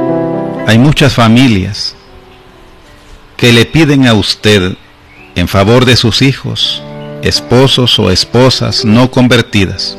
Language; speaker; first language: Spanish; native; Spanish